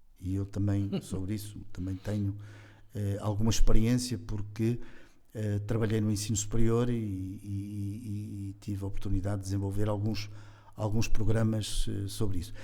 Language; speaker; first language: Portuguese; native; Portuguese